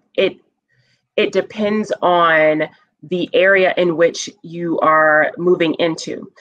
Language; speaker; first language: English; native; English